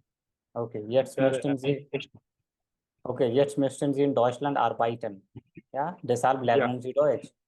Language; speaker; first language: German; non-native, fluent; Hindi